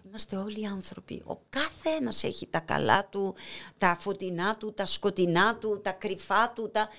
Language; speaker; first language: Greek; non-native, fluent; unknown